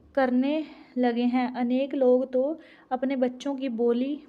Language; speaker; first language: Hindi; non-native, local second language; Punjabi